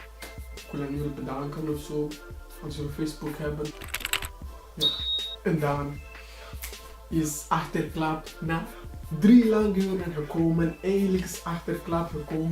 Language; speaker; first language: Dutch; early bilingual, other home language; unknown